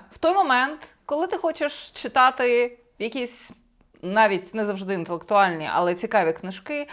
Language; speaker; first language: Ukrainian; native; Ukrainian